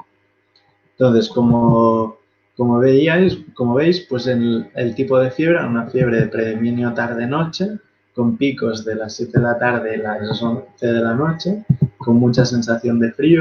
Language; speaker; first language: Spanish; native; Spanish